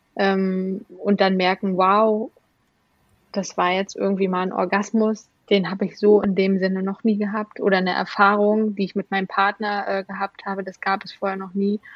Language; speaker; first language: German; native; German